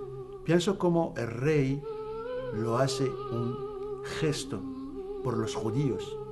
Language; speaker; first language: Spanish; non-native, fluent; Arabic